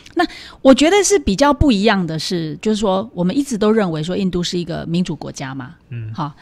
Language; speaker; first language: Chinese; native; Chinese